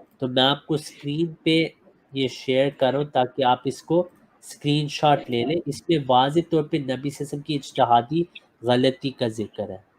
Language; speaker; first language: Urdu; native; Urdu